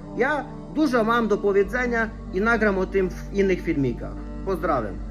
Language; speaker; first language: Polish; non-native, fluent; Russian